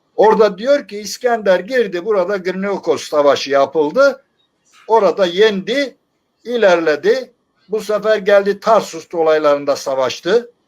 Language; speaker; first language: Turkish; non-native, local second language; Zaza